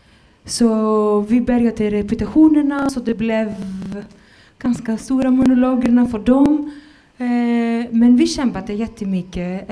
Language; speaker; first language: Swedish; non-native, fluent; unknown